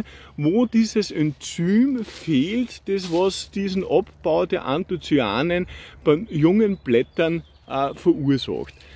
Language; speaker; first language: German; native; German